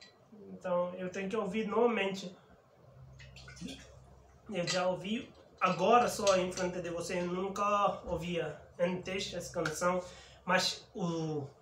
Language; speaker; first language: Portuguese; non-native, learner; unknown